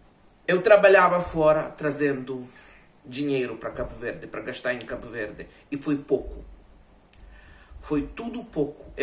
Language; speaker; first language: Portuguese; non-native, fluent; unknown